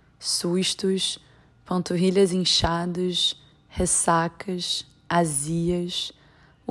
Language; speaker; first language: English; non-native, fluent; Portuguese